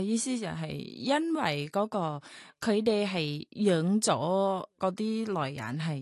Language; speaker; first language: Cantonese; non-native, fluent; Thai